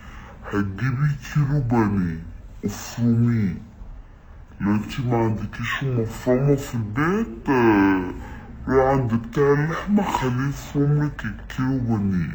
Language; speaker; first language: Arabic; native; Arabic